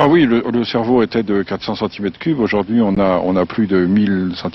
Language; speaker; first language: French; native; French